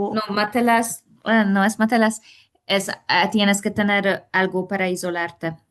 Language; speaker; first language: Spanish; non-native, fluent; Hungarian